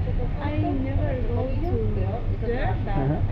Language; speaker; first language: English; non-native, learner; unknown